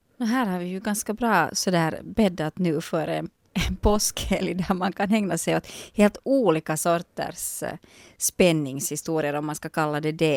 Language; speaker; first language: Swedish; native; Swedish